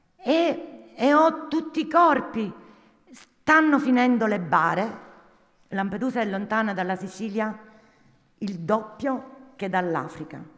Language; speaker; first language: Italian; native; Italian